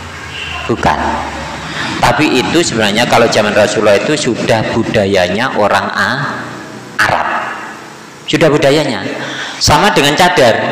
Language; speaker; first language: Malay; non-native, local second language; Javanese